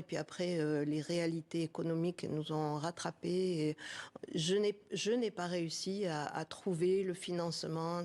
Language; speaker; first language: French; native; French